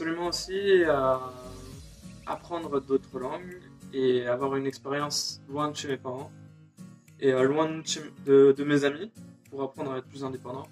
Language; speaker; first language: French; native; French